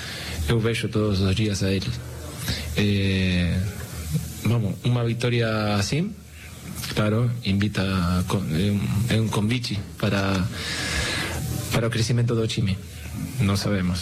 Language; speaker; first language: Portuguese; non-native, learner; Spanish